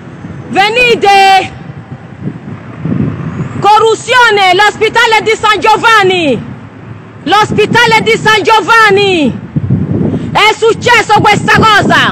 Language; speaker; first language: Italian; non-native, learner; Nigerian Pidgin